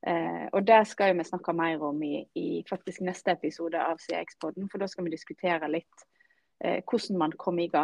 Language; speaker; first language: Norwegian; native; Norwegian